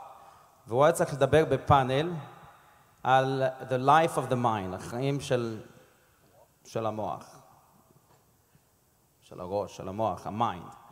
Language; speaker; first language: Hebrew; non-native, fluent; English